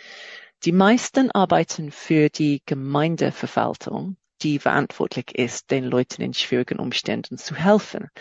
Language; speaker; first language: German; non-native, fluent; English